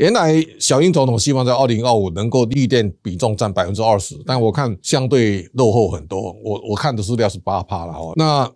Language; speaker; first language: Chinese; native; Chinese